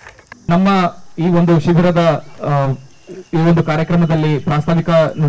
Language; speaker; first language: Kannada; native; Kannada